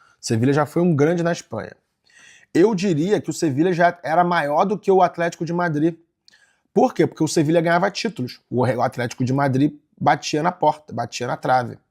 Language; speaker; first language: Portuguese; early bilingual, heritage; Portuguese